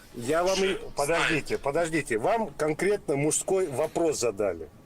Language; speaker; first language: Russian; native; Russian